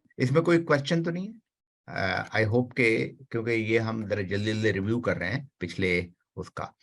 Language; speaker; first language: Urdu; native; Urdu